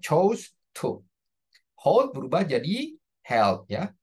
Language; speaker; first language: English; non-native, fluent; Indonesian